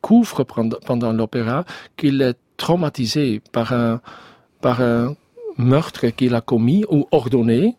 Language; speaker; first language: French; non-native, learner; Dutch